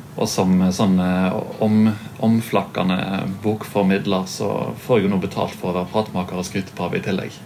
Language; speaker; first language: Norwegian; native; Norwegian